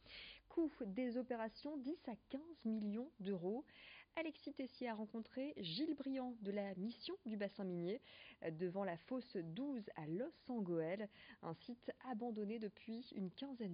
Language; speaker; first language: French; native; French